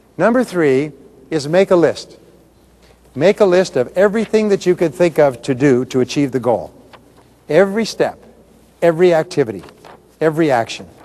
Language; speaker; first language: English; native; English